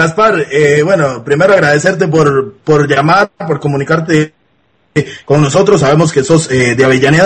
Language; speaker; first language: Spanish; native; Spanish